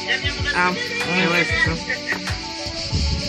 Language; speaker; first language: French; native; French